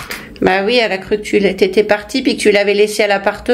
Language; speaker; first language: French; native; French